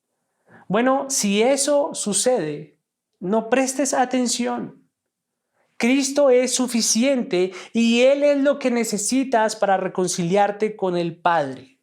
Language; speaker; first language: Spanish; native; Spanish